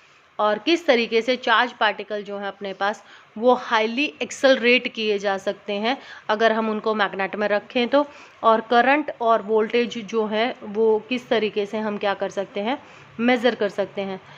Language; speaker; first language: Hindi; native; Hindi